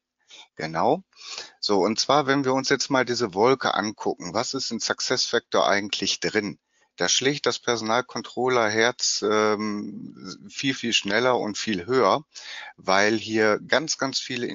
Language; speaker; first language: German; native; German